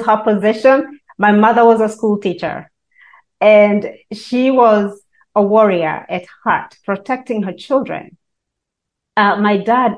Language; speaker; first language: English; non-native, local second language; Kikuyu